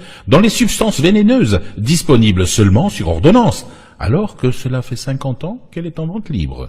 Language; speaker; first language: French; native; French